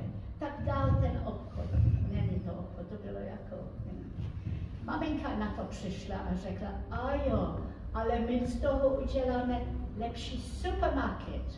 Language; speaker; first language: Czech; early bilingual, heritage; Czech